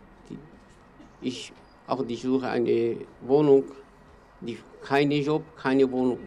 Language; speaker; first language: German; non-native, learner; Kurdish